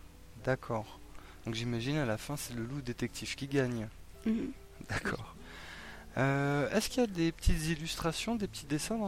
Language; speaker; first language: French; native; French